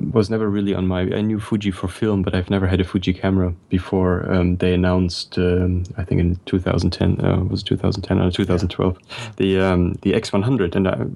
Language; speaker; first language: English; non-native, fluent; German